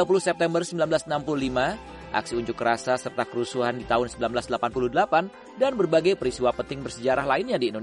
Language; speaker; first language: Indonesian; native; Indonesian